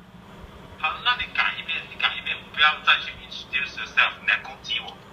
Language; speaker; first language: Chinese; non-native, learner; English